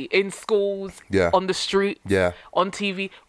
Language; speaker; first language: English; native; English